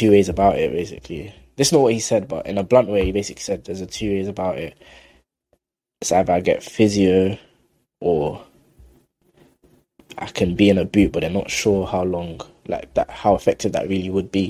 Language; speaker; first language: English; native; English